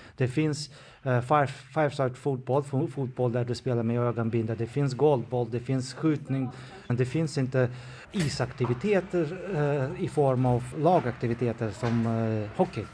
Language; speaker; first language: Swedish; non-native, fluent; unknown